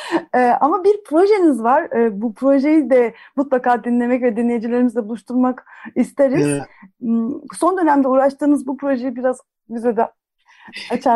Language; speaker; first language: Turkish; native; Turkish